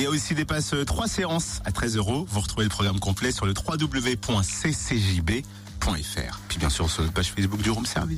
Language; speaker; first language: French; native; French